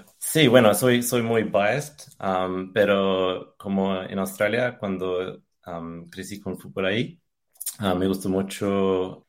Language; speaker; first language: Spanish; early bilingual, heritage; English